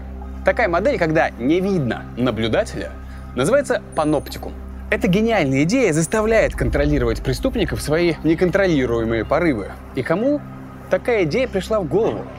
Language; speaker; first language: Russian; native; Russian